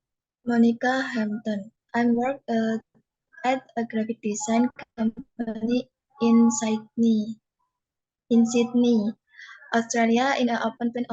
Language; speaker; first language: English; non-native, learner; Indonesian